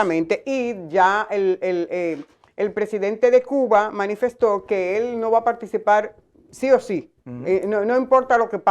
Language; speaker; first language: Spanish; native; Spanish